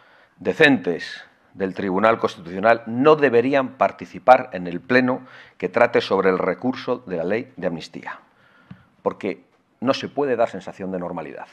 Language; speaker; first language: Spanish; native; Spanish